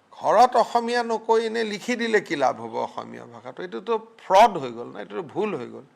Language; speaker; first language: Assamese; native; Assamese